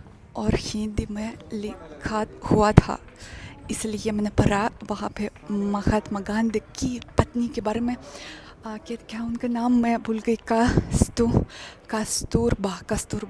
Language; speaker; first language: Hindi; non-native, learner; Russian